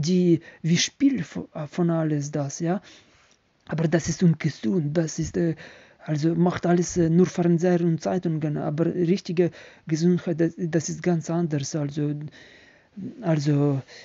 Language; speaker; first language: German; non-native, learner; Ukrainian